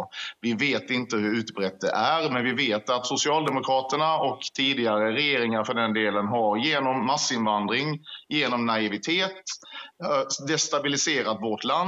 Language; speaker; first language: Swedish; native; Swedish